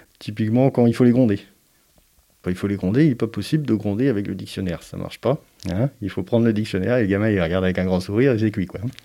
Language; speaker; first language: French; native; French